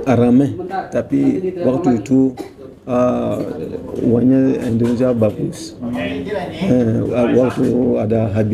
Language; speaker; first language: Indonesian; non-native, learner; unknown